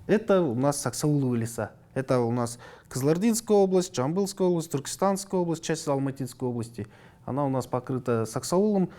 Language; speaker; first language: Russian; non-native, local second language; Kazakh